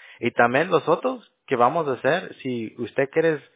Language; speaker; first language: Spanish; non-native, learner; English